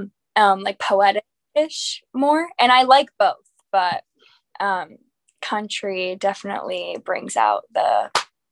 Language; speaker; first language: English; native; English